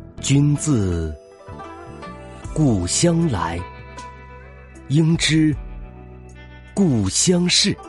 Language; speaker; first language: Chinese; native; Chinese